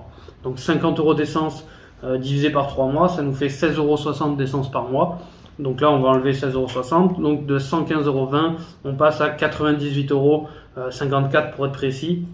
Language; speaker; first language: French; native; French